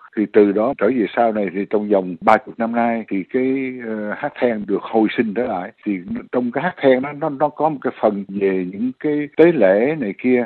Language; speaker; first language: Vietnamese; native; Vietnamese